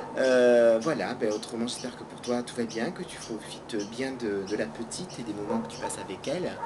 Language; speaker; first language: French; native; French